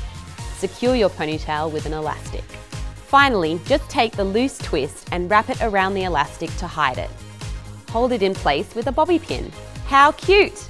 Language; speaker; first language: English; native; English